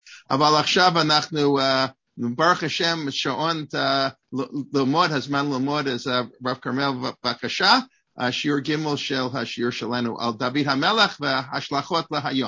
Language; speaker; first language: Hebrew; non-native, fluent; English